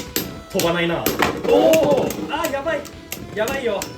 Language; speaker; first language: Japanese; native; Japanese